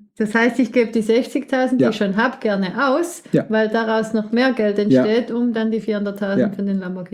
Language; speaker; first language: German; native; German